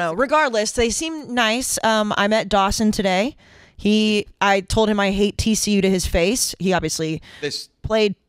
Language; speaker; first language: English; native; English